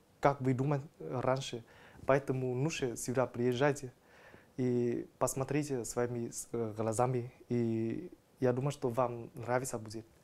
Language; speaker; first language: Russian; non-native, learner; Vietnamese